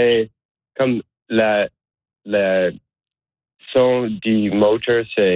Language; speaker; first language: French; non-native, learner; English